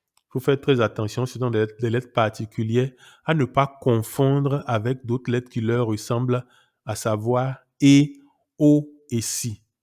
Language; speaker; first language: French; non-native, local second language; Yoruba